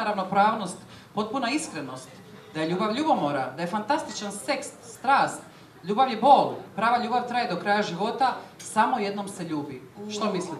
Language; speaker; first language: Croatian; native; Croatian